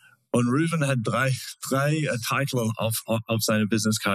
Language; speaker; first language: German; non-native, fluent; English